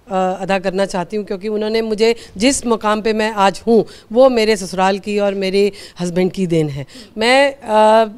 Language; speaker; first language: Hindi; native; Hindi